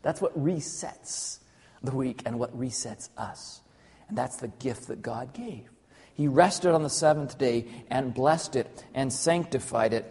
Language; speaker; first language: English; native; English